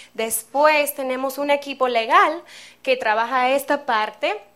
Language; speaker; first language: Spanish; non-native, fluent; English